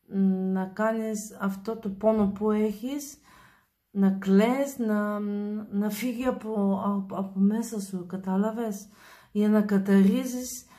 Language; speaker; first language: Greek; non-native, learner; Bulgarian